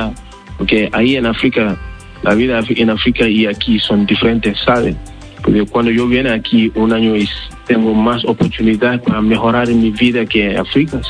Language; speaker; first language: Spanish; non-native, learner; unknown